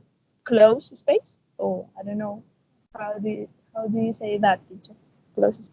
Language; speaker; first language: English; non-native, learner; Spanish